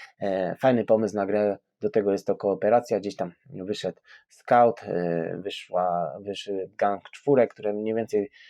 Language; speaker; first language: Polish; native; Polish